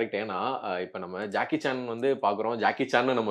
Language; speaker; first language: Tamil; native; Tamil